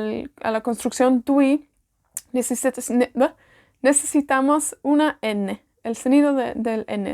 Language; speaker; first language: Spanish; non-native, fluent; Welsh